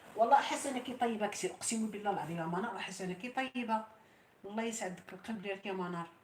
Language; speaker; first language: Arabic; native; Arabic